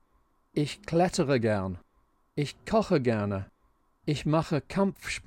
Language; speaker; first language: German; non-native, fluent; English